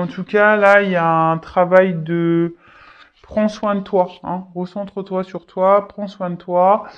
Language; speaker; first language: French; native; French